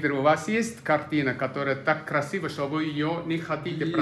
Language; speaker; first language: Russian; non-native, fluent; German